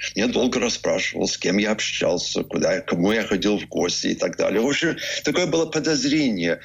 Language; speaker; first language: Russian; early bilingual, heritage; Russian